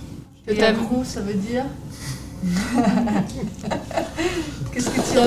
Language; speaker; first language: French; native; French